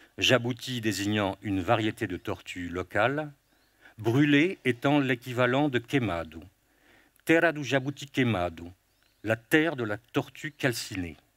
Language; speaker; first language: French; native; French